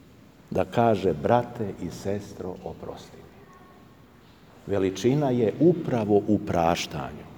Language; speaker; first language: Serbian; native; Serbian